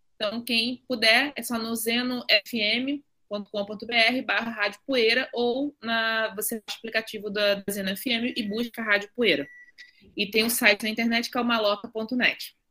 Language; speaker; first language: Portuguese; native; Portuguese